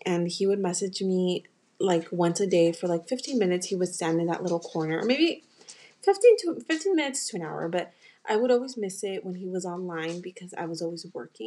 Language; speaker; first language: English; early bilingual, other home language; Spanish